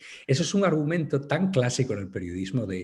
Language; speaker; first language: Spanish; native; Spanish